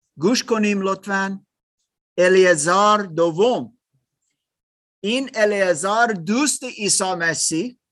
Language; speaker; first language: Persian; non-native, learner; German